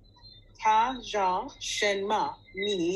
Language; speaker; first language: Chinese; non-native, learner; English